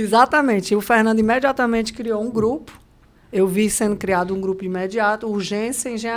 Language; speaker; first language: Portuguese; native; Portuguese